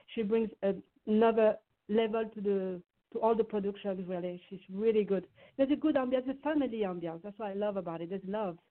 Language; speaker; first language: English; non-native, fluent; French